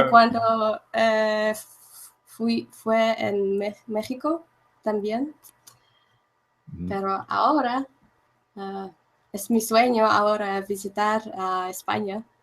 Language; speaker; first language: Spanish; non-native, fluent; Russian